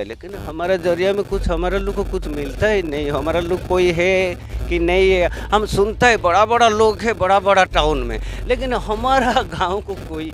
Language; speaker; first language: Hindi; non-native, local second language; Odia